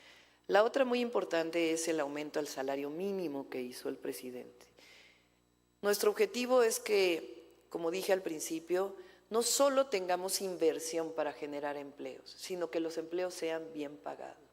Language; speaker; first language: Spanish; native; Spanish